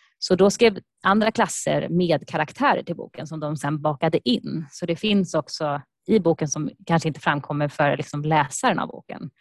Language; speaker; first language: Swedish; native; Swedish